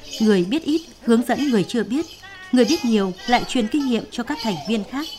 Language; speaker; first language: Vietnamese; native; Vietnamese